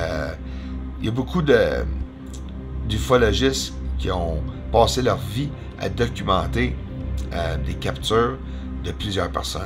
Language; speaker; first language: French; native; French